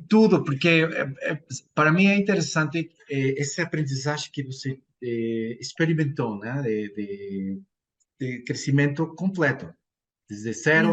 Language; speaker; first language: Portuguese; non-native, fluent; Spanish